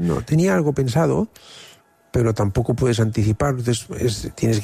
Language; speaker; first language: Spanish; non-native, local second language; Catalan